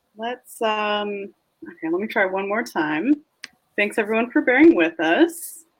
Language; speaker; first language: English; native; English